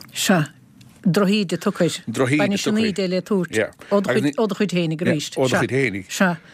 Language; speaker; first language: Irish; native; Irish